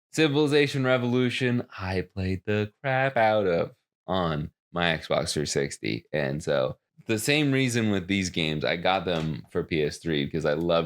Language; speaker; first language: English; native; English